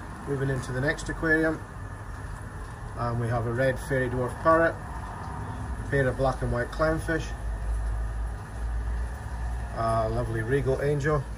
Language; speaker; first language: English; native; English